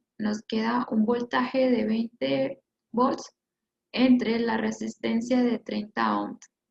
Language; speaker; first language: Spanish; native; Spanish